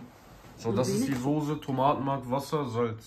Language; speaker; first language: German; early bilingual, other home language; Kurdish